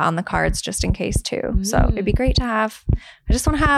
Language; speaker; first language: English; native; English